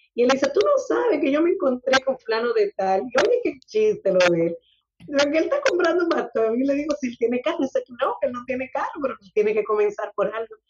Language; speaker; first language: Spanish; native; Spanish